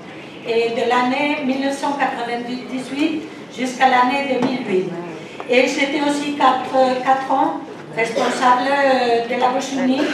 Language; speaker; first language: French; non-native, fluent; Spanish